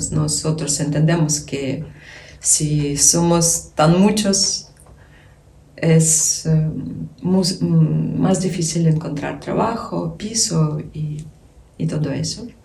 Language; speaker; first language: Spanish; non-native, learner; Ukrainian